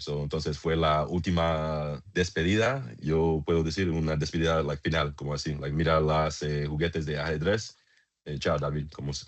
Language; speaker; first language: Spanish; non-native, learner; English